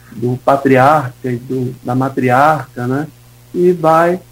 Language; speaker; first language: Portuguese; native; Portuguese